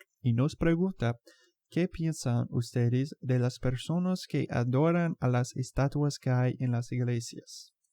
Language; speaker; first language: Spanish; non-native, fluent; English